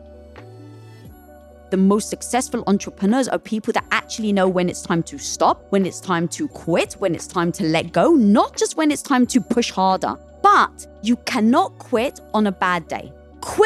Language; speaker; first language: English; native; English